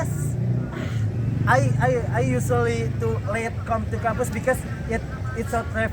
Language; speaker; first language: English; non-native, learner; Indonesian